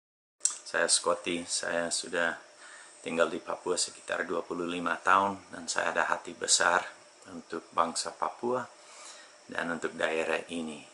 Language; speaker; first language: Indonesian; non-native, fluent; English